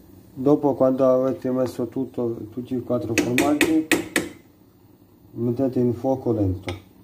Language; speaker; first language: Italian; non-native, learner; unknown